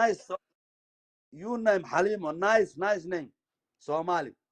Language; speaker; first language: English; non-native, learner; Somali